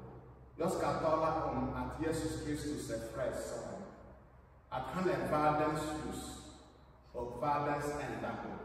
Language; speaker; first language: Swedish; non-native, fluent; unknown